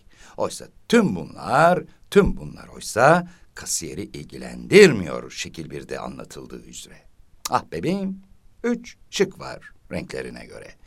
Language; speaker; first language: Turkish; native; Turkish